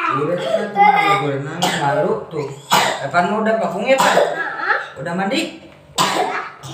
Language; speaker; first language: Indonesian; native; Indonesian